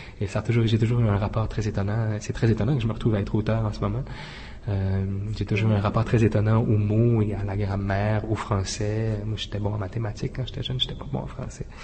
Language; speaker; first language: French; native; French